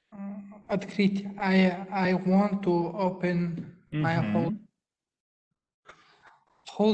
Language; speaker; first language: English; non-native, learner; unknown